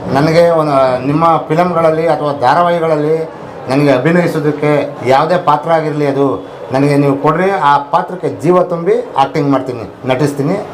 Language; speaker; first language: Kannada; native; Kannada